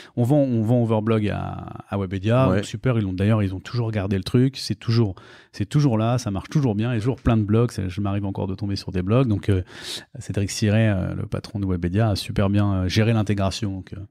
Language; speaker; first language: French; native; French